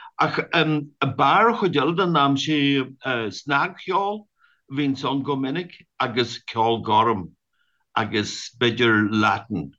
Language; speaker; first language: Irish; native; Irish